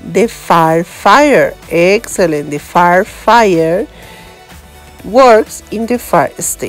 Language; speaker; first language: English; non-native, learner; Spanish